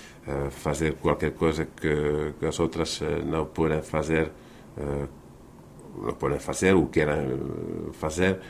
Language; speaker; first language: Portuguese; non-native, fluent; Finnish